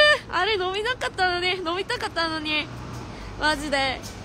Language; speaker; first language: Japanese; non-native, fluent; Korean